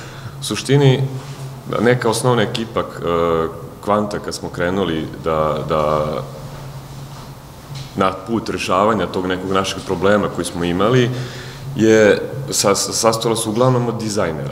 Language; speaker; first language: Serbian; native; Serbian